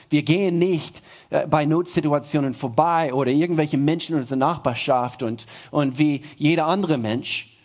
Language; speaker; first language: German; non-native, fluent; English